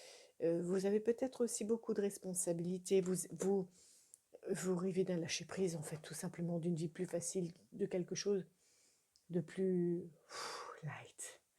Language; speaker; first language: French; native; French